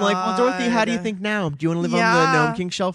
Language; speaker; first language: English; native; English